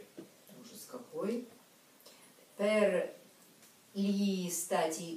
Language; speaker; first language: Russian; native; Russian